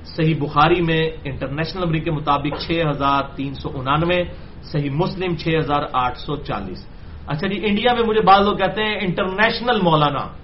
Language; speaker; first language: Urdu; non-native, local second language; Punjabi